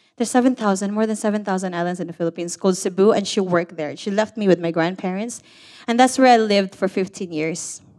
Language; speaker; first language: English; non-native, local second language; Cebuano